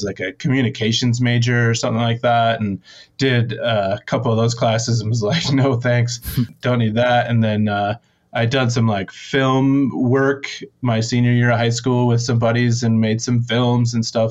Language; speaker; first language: English; native; English